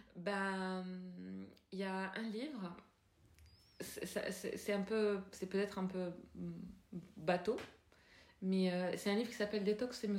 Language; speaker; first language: French; non-native, local second language; Arabic